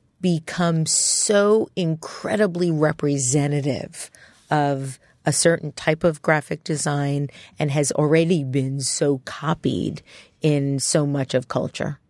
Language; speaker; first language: English; native; English